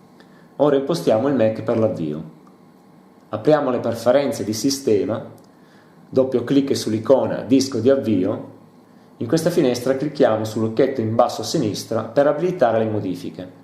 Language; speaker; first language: Italian; native; Italian